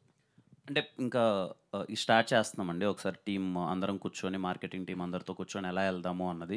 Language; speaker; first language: Telugu; native; Telugu